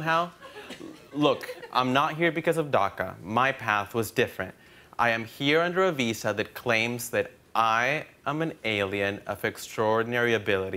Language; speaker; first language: English; non-native, fluent; Spanish